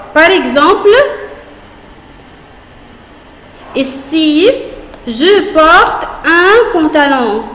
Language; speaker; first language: French; non-native, fluent; Arabic